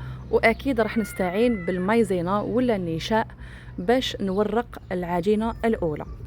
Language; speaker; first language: Arabic; native; Arabic